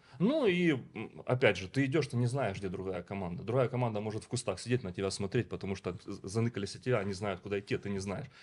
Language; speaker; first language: Russian; native; Russian